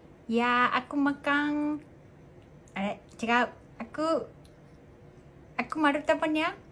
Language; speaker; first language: Indonesian; non-native, learner; Korean